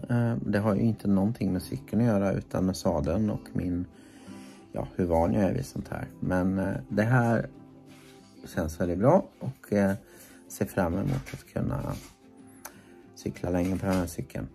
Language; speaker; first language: Swedish; native; Swedish